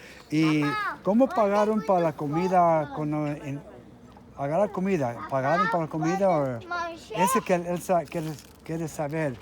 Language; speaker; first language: Spanish; early bilingual, heritage; English